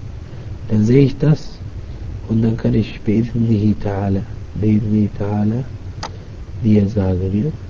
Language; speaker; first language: German; non-native, fluent; Arabic